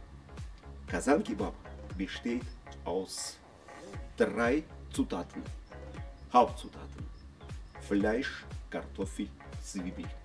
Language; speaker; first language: German; non-native, learner; Russian